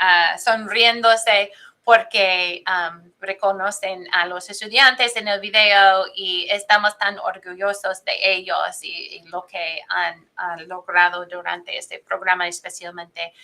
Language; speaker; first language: Spanish; non-native, fluent; English